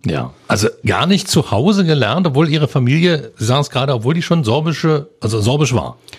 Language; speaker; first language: German; native; German